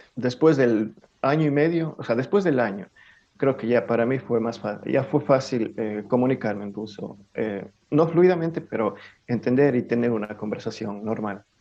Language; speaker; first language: Spanish; native; Spanish